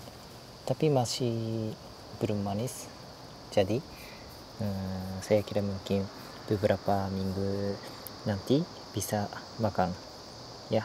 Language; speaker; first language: Indonesian; non-native, fluent; Japanese